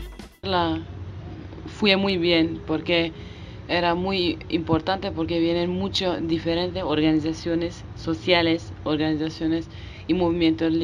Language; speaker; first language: Spanish; non-native, learner; Kurdish